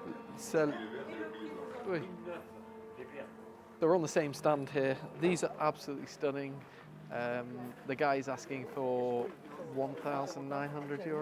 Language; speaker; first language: English; native; English